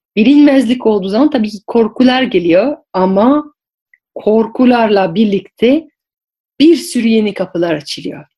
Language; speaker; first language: Turkish; non-native, fluent; French